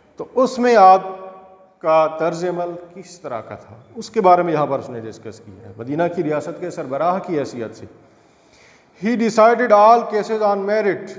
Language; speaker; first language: Urdu; non-native, local second language; Saraiki